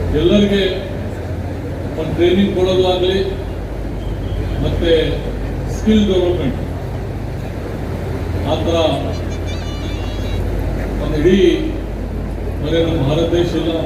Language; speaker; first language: Kannada; non-native, local second language; Urdu